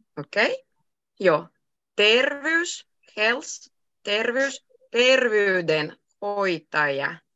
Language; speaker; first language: Finnish; native; Finnish